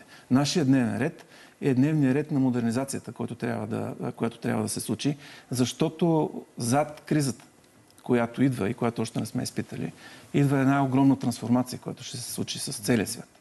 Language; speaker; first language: Bulgarian; native; Bulgarian